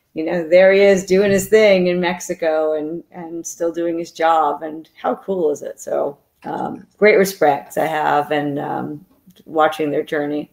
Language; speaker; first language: English; native; English